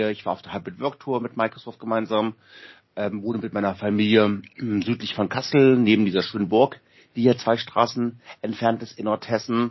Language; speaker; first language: German; native; German